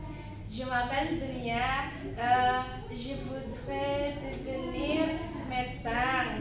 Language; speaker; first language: French; non-native, learner; Indonesian